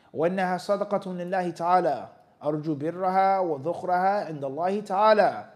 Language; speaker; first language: Arabic; non-native, fluent; English